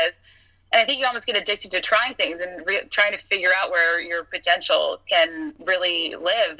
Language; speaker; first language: English; native; English